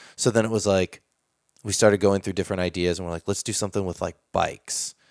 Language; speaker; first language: English; native; English